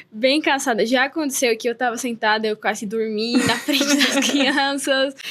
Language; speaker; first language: Portuguese; non-native, fluent; Spanish